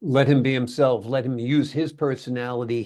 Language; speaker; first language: English; native; English